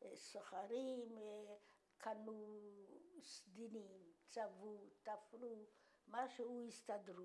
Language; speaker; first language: Hebrew; non-native, fluent; Polish